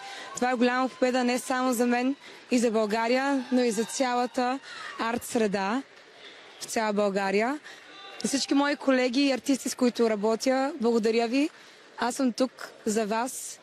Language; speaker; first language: Bulgarian; native; Bulgarian